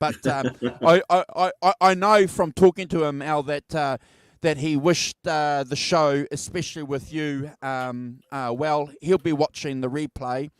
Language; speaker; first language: English; native; English